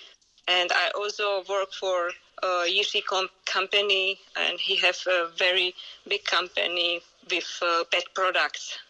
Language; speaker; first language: English; non-native, learner; Czech